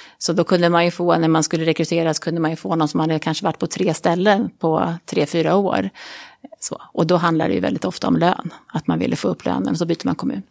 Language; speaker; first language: Swedish; native; Swedish